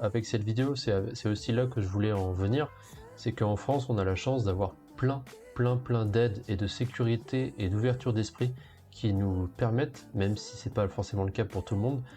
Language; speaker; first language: French; native; French